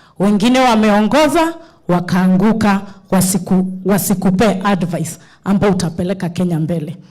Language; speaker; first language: Swahili; non-native, local second language; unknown